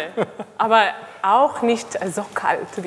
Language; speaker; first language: German; non-native, learner; Hebrew